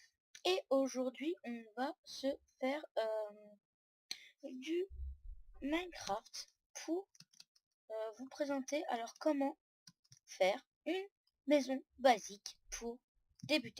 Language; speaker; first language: French; native; French